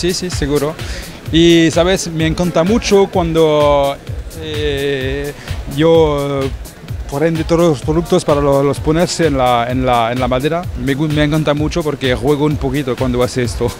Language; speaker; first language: Spanish; non-native, fluent; French